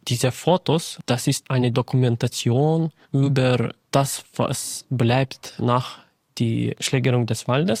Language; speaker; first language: German; non-native, learner; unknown